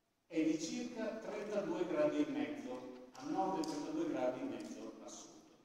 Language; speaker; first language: Italian; native; Italian